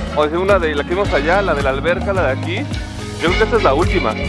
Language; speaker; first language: Spanish; native; Spanish